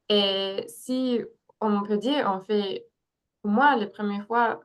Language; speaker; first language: French; non-native, fluent; English